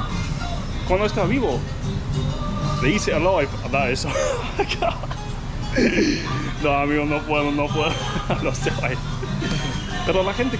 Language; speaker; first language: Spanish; non-native, learner; English